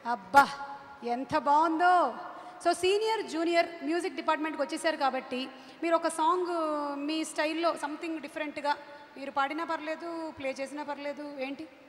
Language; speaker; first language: Telugu; native; Telugu